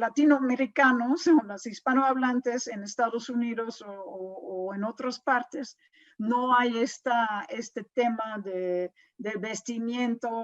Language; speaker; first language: Spanish; non-native, fluent; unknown